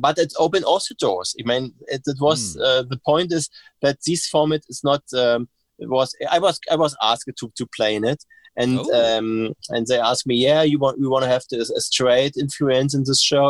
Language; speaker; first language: English; non-native, fluent; German